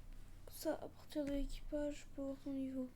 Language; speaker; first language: French; native; French